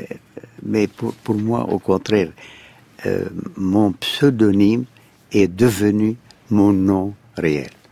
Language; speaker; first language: French; non-native, fluent; Arabic